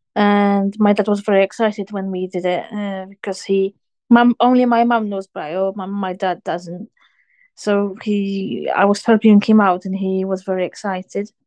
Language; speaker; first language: English; non-native, fluent; Polish